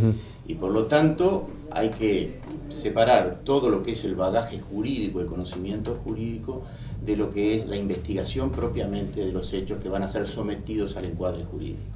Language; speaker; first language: Spanish; native; Spanish